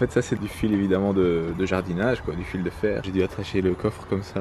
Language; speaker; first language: French; native; French